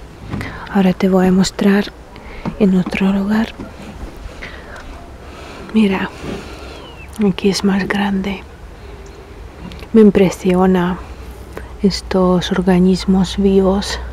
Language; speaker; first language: Spanish; non-native, fluent; Russian